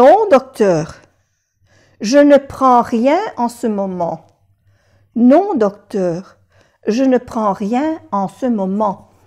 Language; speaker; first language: French; non-native, fluent; Spanish